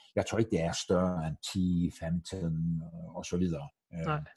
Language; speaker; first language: Danish; non-native, fluent; Turkish